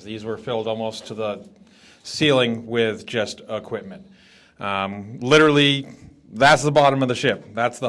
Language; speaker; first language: English; native; English